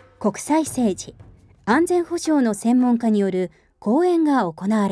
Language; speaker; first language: Japanese; native; Japanese